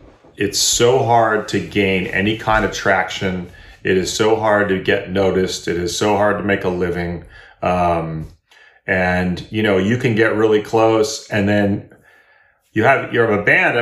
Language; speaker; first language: English; native; English